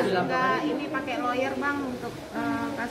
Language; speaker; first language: Indonesian; native; Indonesian